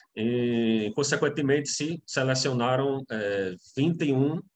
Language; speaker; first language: Spanish; non-native, learner; Portuguese